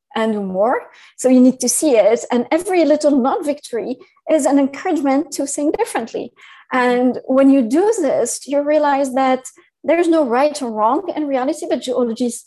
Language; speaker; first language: English; non-native, fluent; Arabic